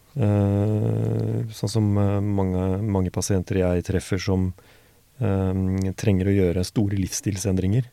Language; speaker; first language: Norwegian; native; Norwegian